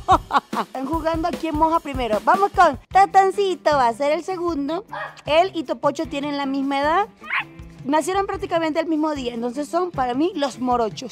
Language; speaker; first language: Spanish; native; Spanish